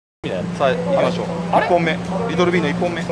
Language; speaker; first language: Japanese; native; Japanese